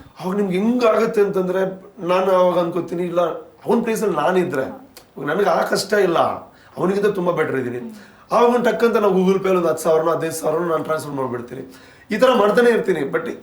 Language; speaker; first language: Kannada; non-native, local second language; Tulu